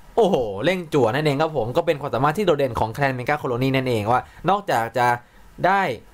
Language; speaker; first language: Thai; native; Thai